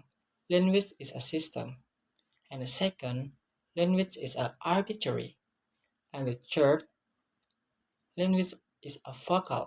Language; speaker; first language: English; non-native, learner; Indonesian